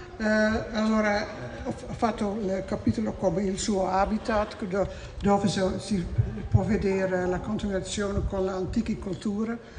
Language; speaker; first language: Italian; non-native, fluent; Dutch